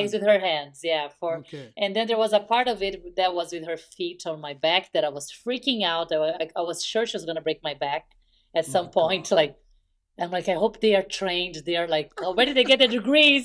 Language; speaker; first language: English; non-native, fluent; Portuguese